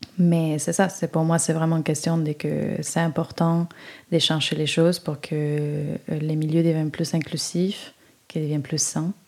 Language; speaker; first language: French; non-native, fluent; Spanish